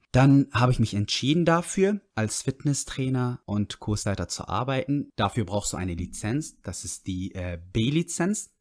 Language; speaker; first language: German; non-native, fluent; Arabic